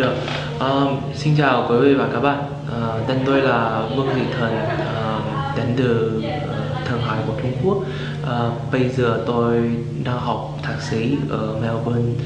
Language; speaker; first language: Vietnamese; non-native, learner; Chinese